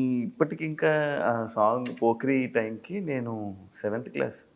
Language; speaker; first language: Telugu; native; Telugu